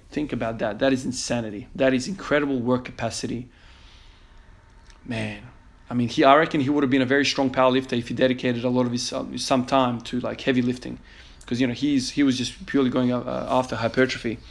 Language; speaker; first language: English; native; English